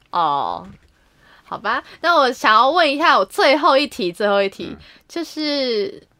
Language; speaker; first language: Chinese; native; Chinese